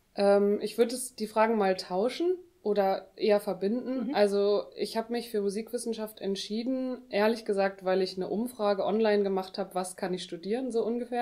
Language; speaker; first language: German; native; German